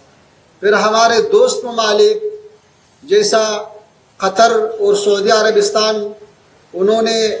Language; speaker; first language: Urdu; non-native, fluent; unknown